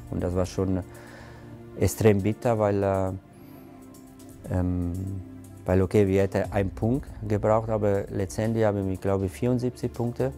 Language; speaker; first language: German; non-native, fluent; Italian